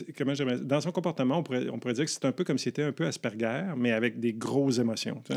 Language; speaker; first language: French; native; French